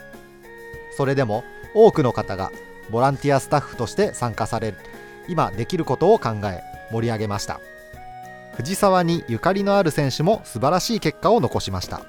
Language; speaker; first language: Japanese; native; Japanese